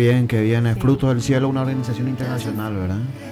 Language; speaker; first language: Spanish; native; Spanish